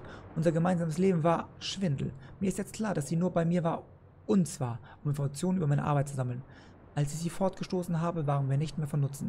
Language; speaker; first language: German; native; German